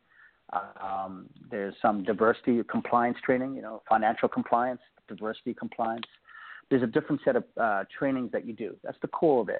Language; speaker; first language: English; native; English